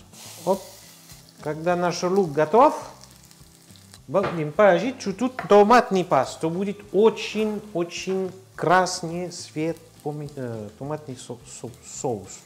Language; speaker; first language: Russian; non-native, learner; French